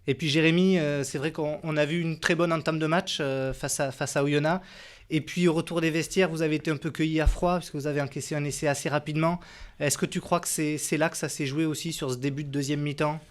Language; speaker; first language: French; native; French